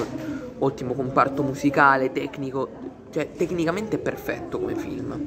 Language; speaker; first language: Italian; native; Italian